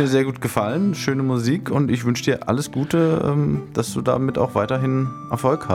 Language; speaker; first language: German; native; German